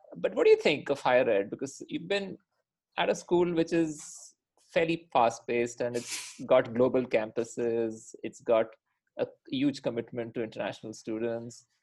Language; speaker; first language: English; non-native, local second language; Hindi